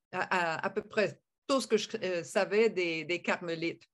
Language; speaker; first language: French; native; French